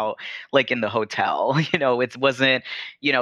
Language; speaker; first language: English; native; English